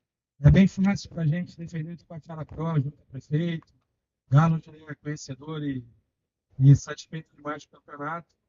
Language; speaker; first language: Portuguese; native; Portuguese